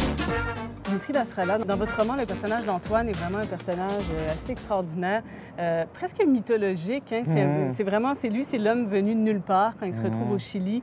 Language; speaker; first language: French; native; French